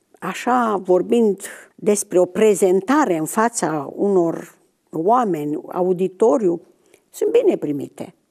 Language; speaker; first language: Romanian; native; Romanian